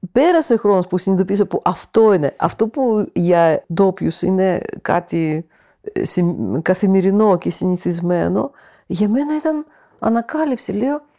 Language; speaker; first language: Greek; non-native, fluent; Russian